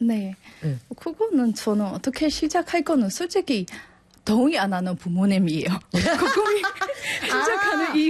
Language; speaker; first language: Korean; non-native, learner; Burmese